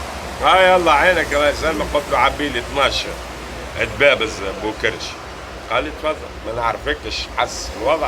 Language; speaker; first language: Arabic; native; Arabic